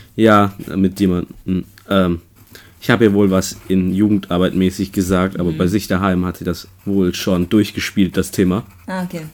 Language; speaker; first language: German; native; German